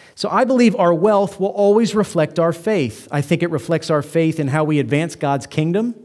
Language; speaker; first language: English; native; English